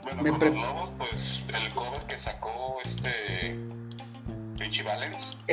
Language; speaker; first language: Spanish; native; Spanish